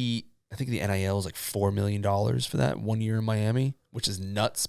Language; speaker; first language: English; native; English